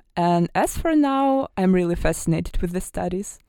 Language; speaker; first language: English; non-native, fluent; Russian